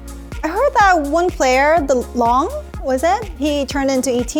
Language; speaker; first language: English; non-native, fluent; Korean